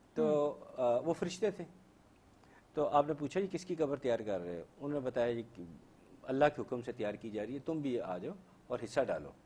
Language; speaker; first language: Urdu; native; Urdu